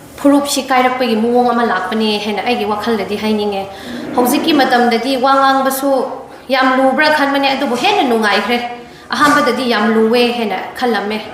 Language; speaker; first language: Manipuri; non-native, local second language; Tangkhul Naga (India)